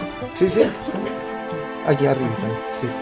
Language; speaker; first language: Spanish; native; Spanish